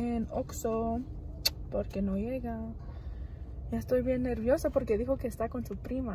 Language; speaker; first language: Spanish; early bilingual, heritage; Spanish